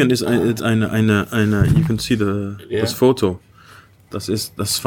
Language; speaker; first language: German; non-native, learner; Dutch